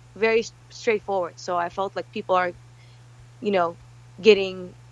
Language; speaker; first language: English; early bilingual, other home language; Russian